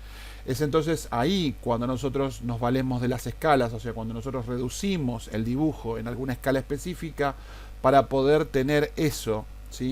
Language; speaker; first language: Spanish; native; Spanish